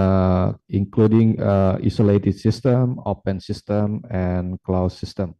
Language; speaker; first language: English; non-native, fluent; Indonesian